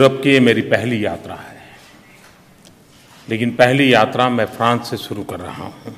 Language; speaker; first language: Hindi; non-native, local second language; Gujarati